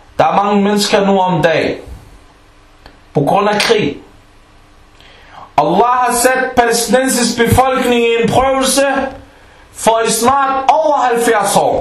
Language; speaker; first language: Danish; non-native, fluent; Arabic